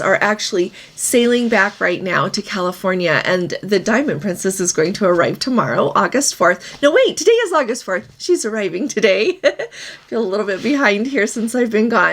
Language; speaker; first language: English; native; English